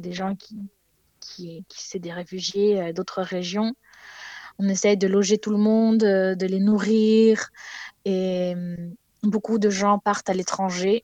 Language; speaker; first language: French; non-native, fluent; Ukrainian